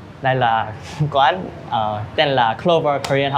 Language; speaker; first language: Vietnamese; non-native, learner; Korean